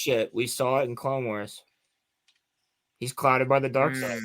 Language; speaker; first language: English; native; English